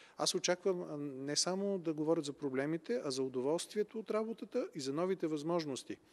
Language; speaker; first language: Bulgarian; native; Bulgarian